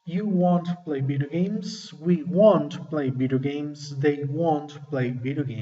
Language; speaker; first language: English; non-native, fluent; Spanish